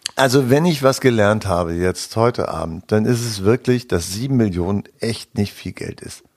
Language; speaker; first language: German; native; German